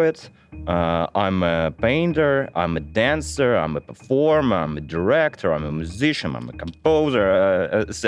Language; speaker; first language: English; non-native, fluent; Russian